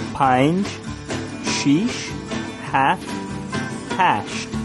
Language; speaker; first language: Persian; non-native, learner; English